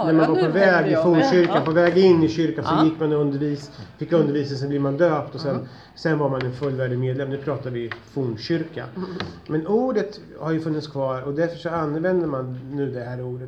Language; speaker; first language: Swedish; native; Swedish